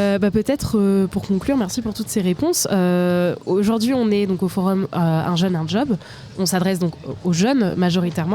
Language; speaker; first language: French; native; French